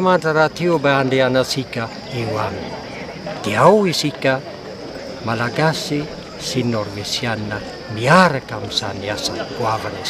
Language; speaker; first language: Malagasy; non-native, fluent; Norwegian